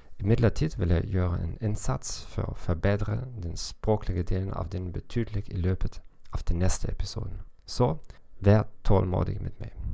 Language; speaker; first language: Norwegian; non-native, learner; German